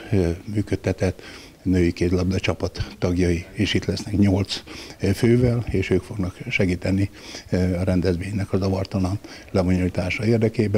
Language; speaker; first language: Hungarian; native; Hungarian